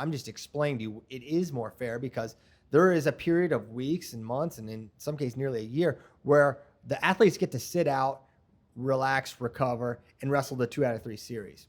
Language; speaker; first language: English; native; English